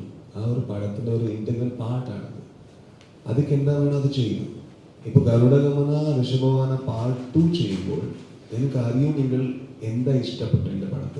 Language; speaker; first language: Malayalam; non-native, learner; Kannada